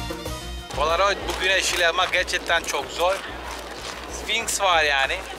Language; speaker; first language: Turkish; non-native, fluent; Italian